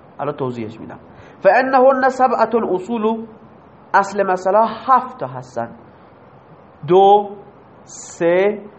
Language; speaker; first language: Persian; non-native, local second language; Baluchi